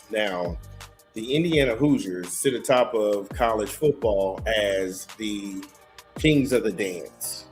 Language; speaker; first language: English; native; English